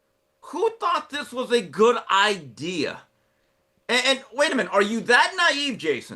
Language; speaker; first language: English; native; English